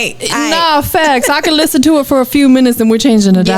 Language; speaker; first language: English; native; English